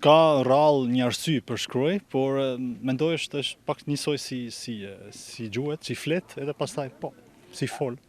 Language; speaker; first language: Albanian; non-native, learner; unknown